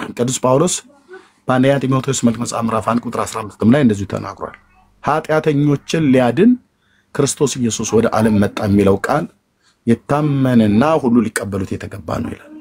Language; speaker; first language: Amharic; native; Amharic